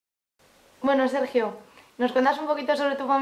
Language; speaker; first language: Spanish; native; Spanish